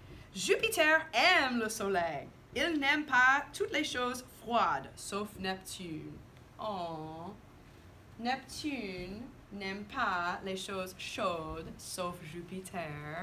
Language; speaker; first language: French; non-native, fluent; English